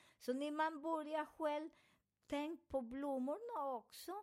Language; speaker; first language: Swedish; non-native, fluent; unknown